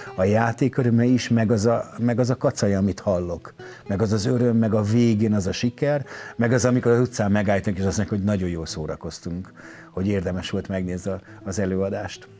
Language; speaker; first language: Hungarian; native; Hungarian